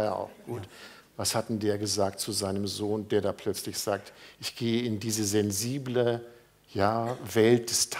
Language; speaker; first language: German; native; German